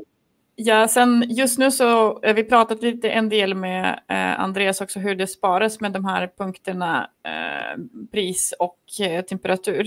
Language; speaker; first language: Swedish; non-native, fluent; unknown